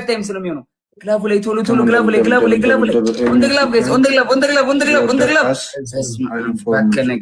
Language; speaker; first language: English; non-native, learner; Amharic